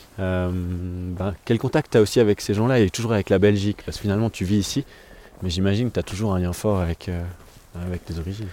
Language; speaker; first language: French; native; French